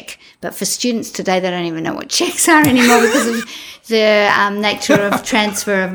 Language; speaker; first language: English; native; English